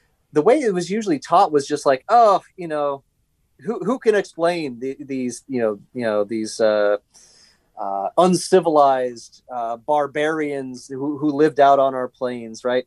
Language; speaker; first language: English; native; English